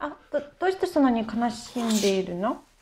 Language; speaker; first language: Japanese; non-native, fluent; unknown